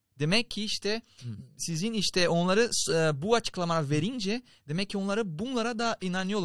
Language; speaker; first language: Turkish; non-native, fluent; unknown